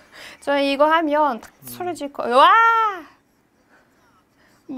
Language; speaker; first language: Korean; non-native, learner; Hebrew